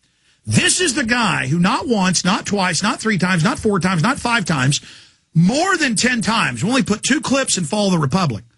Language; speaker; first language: English; native; English